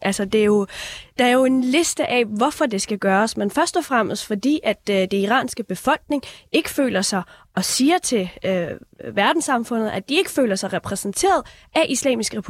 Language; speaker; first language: Danish; early bilingual, other home language; Persian